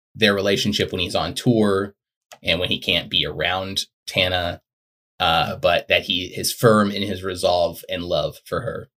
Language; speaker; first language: English; native; English